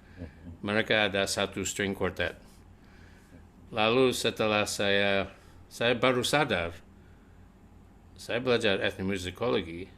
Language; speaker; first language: Indonesian; non-native, fluent; English